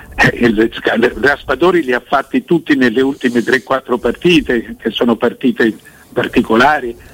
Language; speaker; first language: Italian; native; Italian